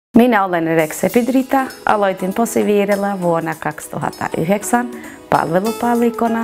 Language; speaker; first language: Finnish; non-native, fluent; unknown